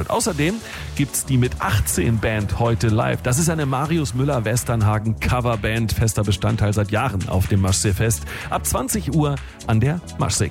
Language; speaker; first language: German; native; German